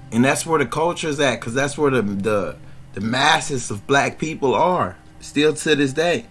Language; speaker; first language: English; native; English